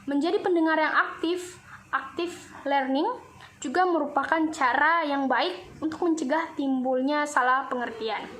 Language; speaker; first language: Indonesian; native; Indonesian